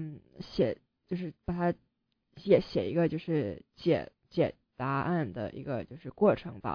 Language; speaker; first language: Chinese; early bilingual, heritage; Chinese